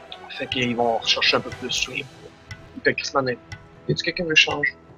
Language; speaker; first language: French; native; French